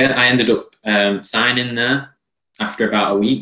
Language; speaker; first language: English; native; English